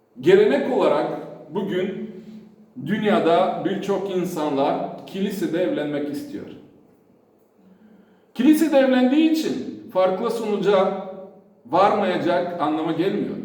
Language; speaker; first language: Turkish; non-native, fluent; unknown